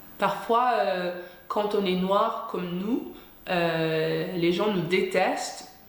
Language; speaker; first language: French; non-native, fluent; English